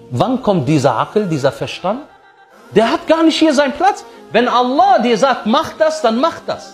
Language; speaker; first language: German; early bilingual, other home language; Arabic